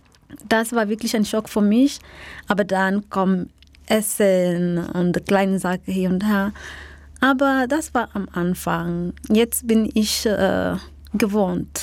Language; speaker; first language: German; non-native, learner; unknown